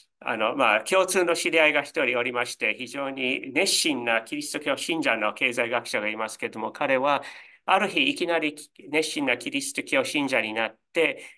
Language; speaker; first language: Japanese; non-native, fluent; English